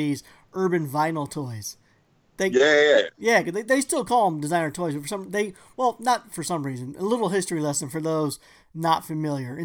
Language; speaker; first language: English; native; English